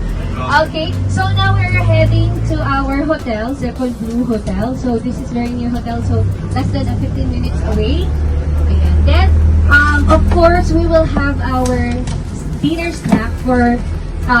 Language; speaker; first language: English; non-native, learner; Filipino